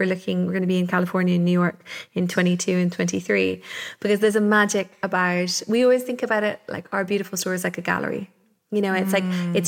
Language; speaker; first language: English; native; English